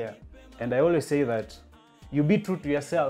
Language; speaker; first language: English; non-native, local second language; Luo (Kenya and Tanzania)